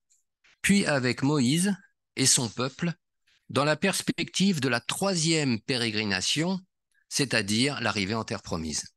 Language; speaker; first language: French; native; French